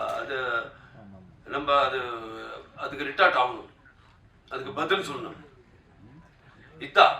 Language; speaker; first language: Tamil; non-native, local second language; Telugu